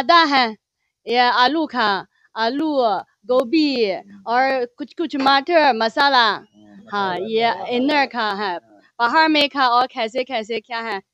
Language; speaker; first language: Hindi; non-native, learner; Chinese